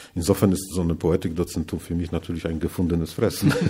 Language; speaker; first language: German; non-native, fluent; Polish